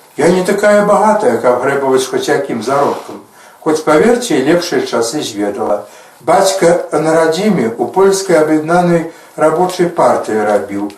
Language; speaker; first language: Belarusian; native; Belarusian